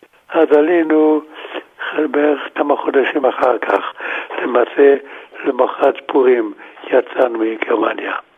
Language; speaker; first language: Hebrew; non-native, fluent; German